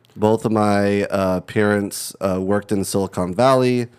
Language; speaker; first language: English; native; English